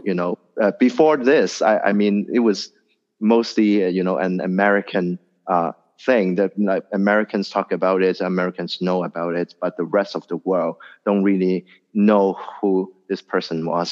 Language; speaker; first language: English; non-native, local second language; Cantonese